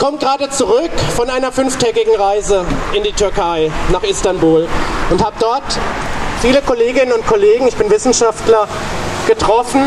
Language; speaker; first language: German; native; German